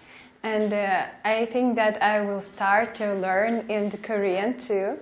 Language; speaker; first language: English; non-native, learner; Russian